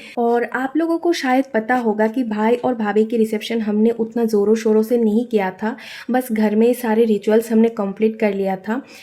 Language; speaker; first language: Hindi; non-native, local second language; Bangla